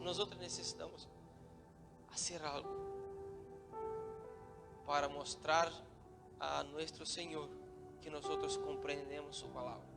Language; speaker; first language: Spanish; non-native, learner; Portuguese